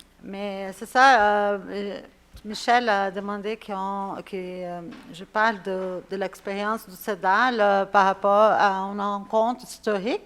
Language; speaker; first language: French; non-native, fluent; Spanish